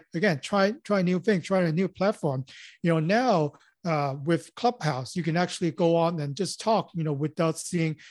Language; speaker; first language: English; non-native, local second language; Cantonese